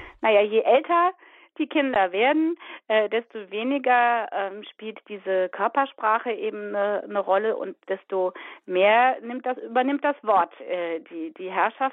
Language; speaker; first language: German; native; German